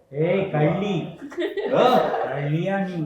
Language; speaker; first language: Tamil; native; Tamil